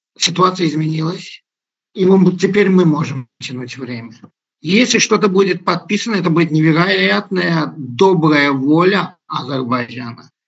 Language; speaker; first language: Russian; non-native, local second language; Azerbaijani